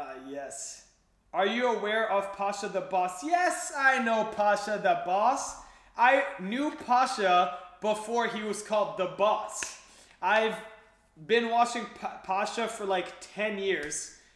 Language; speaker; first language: English; non-native, local second language; French